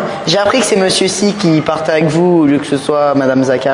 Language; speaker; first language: French; native; French